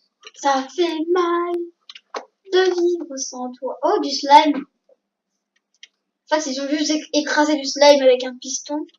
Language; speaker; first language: French; native; French